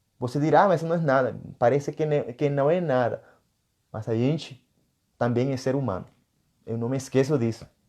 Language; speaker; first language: Portuguese; non-native, fluent; Spanish